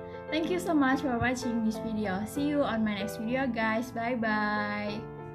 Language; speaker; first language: English; non-native, learner; Indonesian